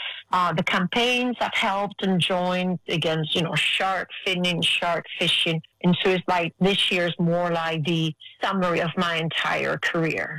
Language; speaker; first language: English; non-native, fluent; Italian